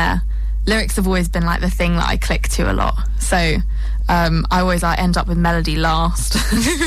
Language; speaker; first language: English; native; English